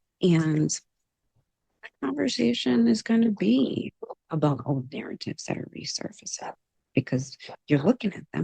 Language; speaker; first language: English; native; English